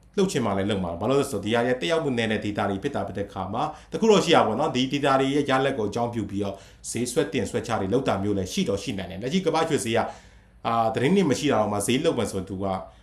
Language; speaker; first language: Burmese; native; Burmese